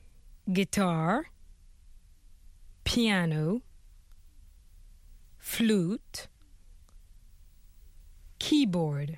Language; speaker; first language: English; non-native, fluent; French